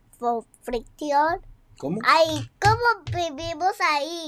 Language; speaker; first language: Spanish; early bilingual, heritage; Spanish